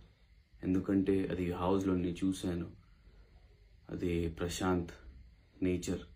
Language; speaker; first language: Telugu; non-native, learner; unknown